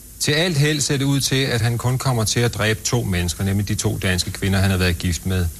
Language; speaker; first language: Danish; native; Danish